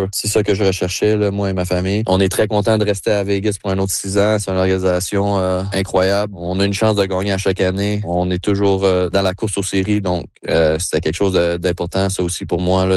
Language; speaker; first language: French; native; French